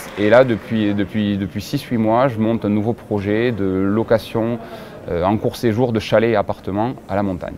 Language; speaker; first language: French; native; French